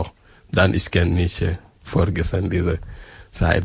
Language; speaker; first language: German; non-native, learner; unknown